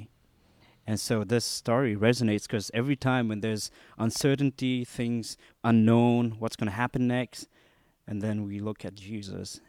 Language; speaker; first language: English; non-native, local second language; Khasi